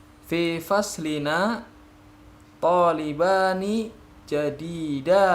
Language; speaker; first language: Arabic; non-native, learner; Indonesian